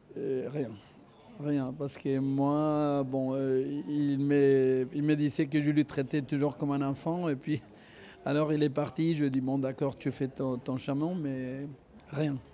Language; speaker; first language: French; non-native, fluent; Spanish